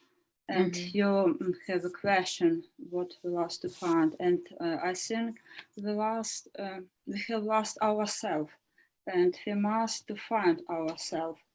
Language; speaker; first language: English; non-native, learner; Ukrainian